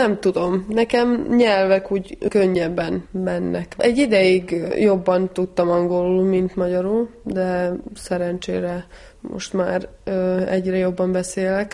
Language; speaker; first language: Hungarian; early bilingual, heritage; Hungarian